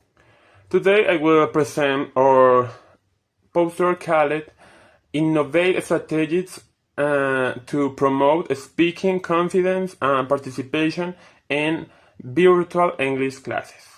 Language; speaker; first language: English; non-native, fluent; Spanish